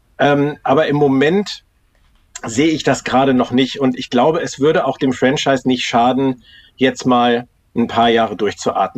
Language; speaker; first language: German; native; German